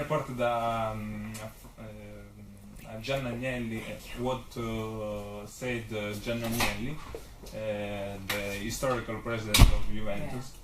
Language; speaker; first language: English; non-native, learner; Italian